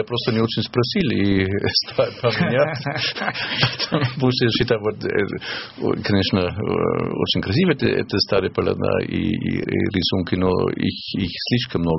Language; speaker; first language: Russian; non-native, fluent; German